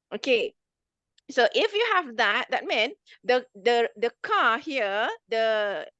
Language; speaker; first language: English; non-native, local second language; Malay